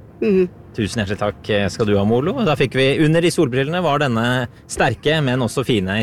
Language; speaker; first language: Norwegian; native; Norwegian